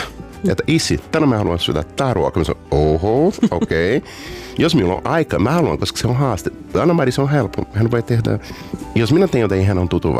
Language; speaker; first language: Finnish; non-native, learner; Portuguese